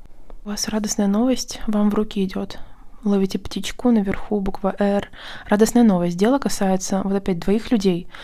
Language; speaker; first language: Russian; native; Russian